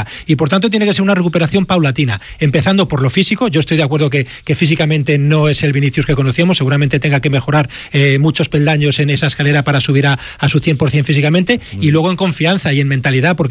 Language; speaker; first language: Spanish; native; Spanish